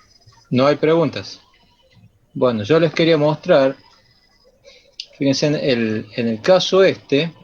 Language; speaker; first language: Spanish; native; Spanish